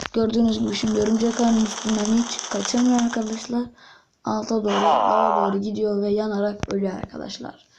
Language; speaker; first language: Turkish; native; Turkish